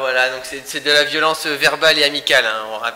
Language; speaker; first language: French; native; French